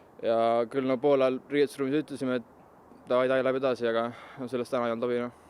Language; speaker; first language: Estonian; non-native, local second language; Russian